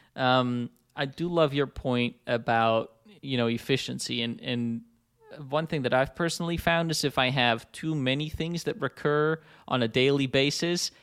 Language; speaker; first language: English; non-native, fluent; Dutch